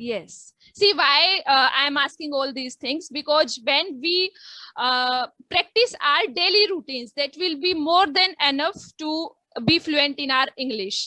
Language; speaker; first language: English; non-native, local second language; Hindi